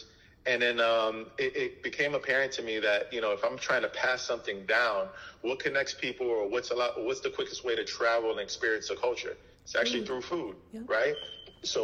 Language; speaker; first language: English; early bilingual, other home language; Haitian Creole